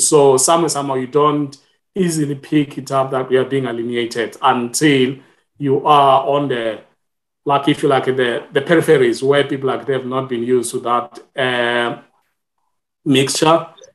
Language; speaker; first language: English; non-native, local second language; Xhosa